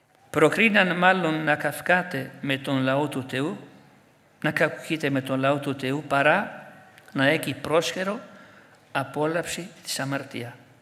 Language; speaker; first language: Greek; non-native, fluent; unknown